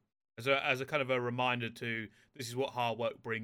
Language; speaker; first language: English; native; English